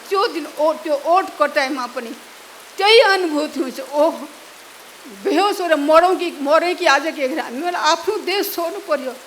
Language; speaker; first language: Nepali; non-native, local second language; Maithili